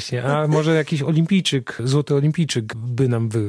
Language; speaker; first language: Polish; native; Polish